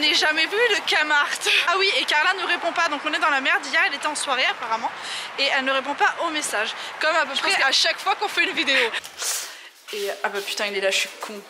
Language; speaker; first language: French; native; French